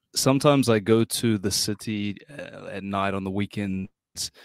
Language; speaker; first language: English; native; English